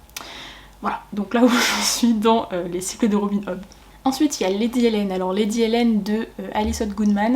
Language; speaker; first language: French; native; French